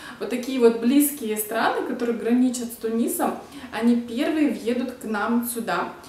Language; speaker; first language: Russian; native; Russian